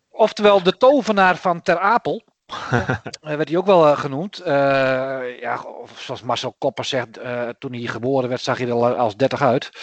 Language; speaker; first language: Dutch; native; Dutch